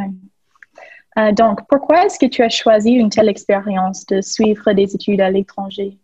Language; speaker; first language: French; non-native, fluent; English